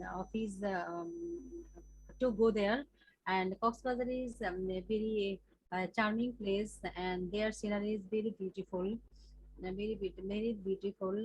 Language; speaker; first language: English; non-native, learner; Bangla